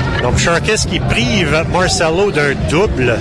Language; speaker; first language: French; native; French